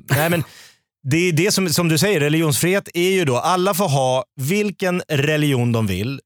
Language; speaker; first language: Swedish; native; Swedish